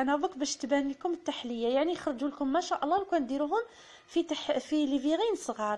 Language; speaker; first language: Arabic; native; Arabic